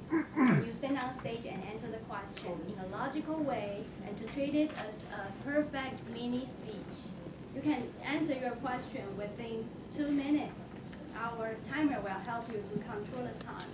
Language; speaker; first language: English; non-native, fluent; Chinese